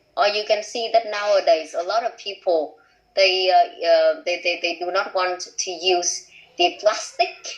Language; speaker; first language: English; non-native, fluent; Vietnamese